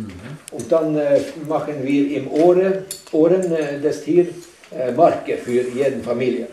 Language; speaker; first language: German; non-native, learner; Northern Sami